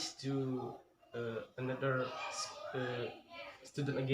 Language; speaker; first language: English; non-native, learner; Indonesian